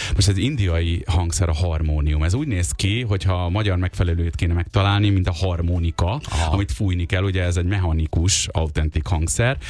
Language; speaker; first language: Hungarian; early bilingual, other home language; Urdu